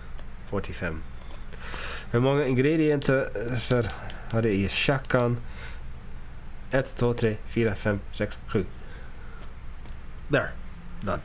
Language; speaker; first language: Swedish; non-native, learner; English